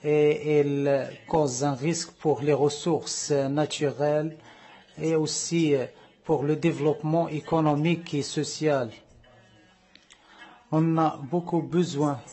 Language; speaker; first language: French; non-native, learner; Arabic